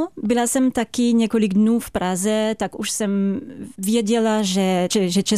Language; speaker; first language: Czech; non-native, fluent; French